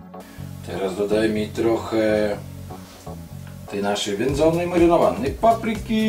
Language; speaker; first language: Polish; non-native, learner; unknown